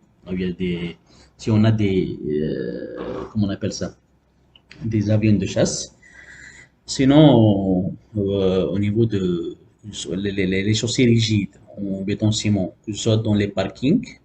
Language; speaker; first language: French; non-native, local second language; Arabic